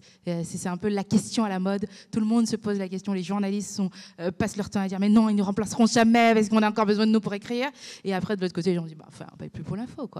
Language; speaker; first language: French; native; French